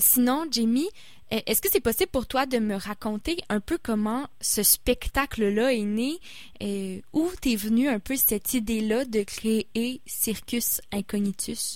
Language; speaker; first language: French; native; French